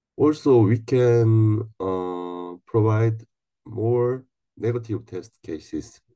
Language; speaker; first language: English; non-native, learner; Korean